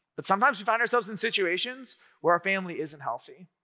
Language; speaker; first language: English; native; English